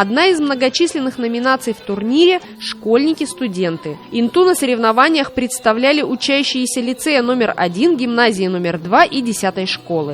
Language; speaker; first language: Russian; native; Russian